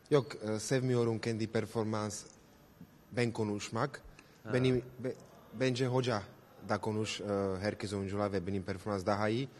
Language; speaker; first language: Turkish; non-native, learner; Slovak